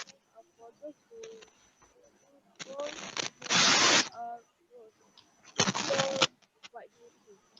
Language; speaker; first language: English; non-native, learner; Malay